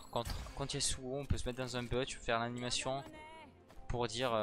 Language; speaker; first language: French; native; French